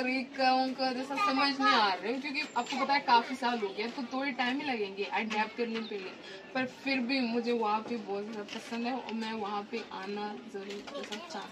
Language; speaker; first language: Hindi; non-native, learner; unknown